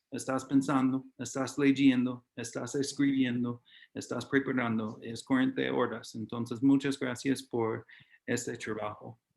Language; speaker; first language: Spanish; non-native, fluent; English